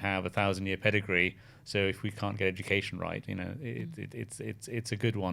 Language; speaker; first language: English; native; English